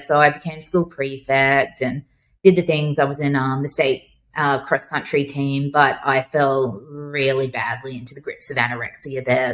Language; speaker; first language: English; native; English